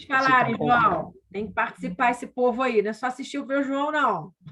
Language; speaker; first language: Portuguese; native; Portuguese